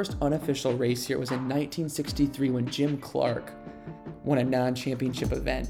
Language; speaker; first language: English; native; English